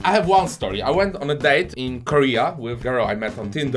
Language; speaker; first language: English; non-native, fluent; Polish